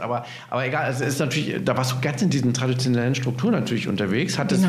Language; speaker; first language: German; native; German